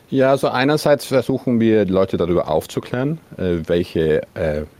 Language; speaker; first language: German; native; German